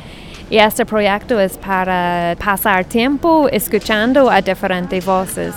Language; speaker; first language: Spanish; non-native, fluent; English